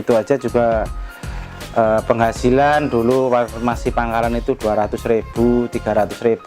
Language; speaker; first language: Indonesian; non-native, local second language; Javanese